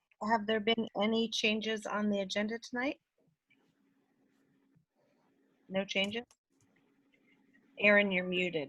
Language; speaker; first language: English; native; English